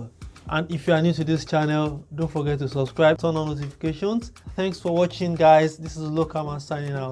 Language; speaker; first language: English; non-native, local second language; Yoruba